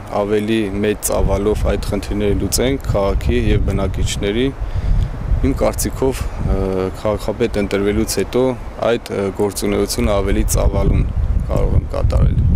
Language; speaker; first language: Armenian; native; Armenian